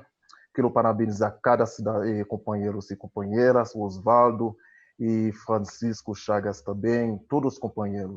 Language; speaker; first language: Portuguese; non-native, fluent; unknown